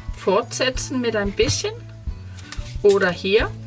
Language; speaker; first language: German; non-native, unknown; Danish